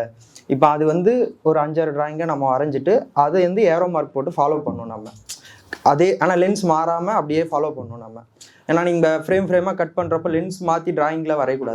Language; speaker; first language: Tamil; native; Tamil